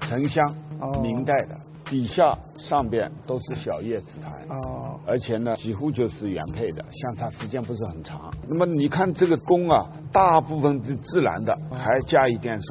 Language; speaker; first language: Chinese; native; Chinese